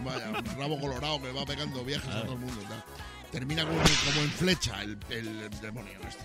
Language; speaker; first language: Spanish; native; Spanish